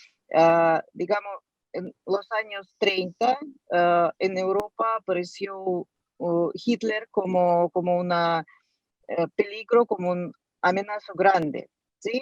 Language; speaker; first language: Spanish; non-native, fluent; Russian